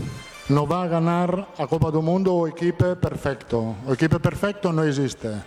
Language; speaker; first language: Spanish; non-native, fluent; Italian